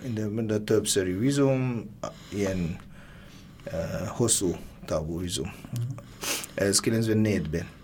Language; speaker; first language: Hungarian; non-native, learner; Bangla